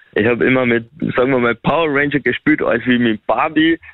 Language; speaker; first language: German; native; German